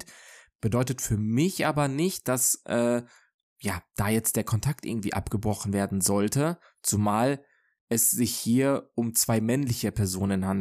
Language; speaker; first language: German; native; German